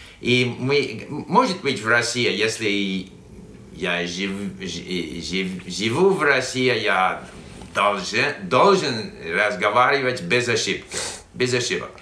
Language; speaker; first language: Russian; non-native, fluent; English